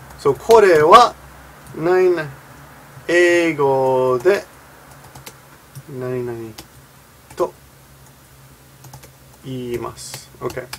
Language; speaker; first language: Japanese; non-native, fluent; English